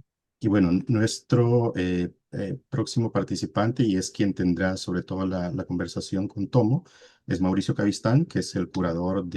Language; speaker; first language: Spanish; native; Spanish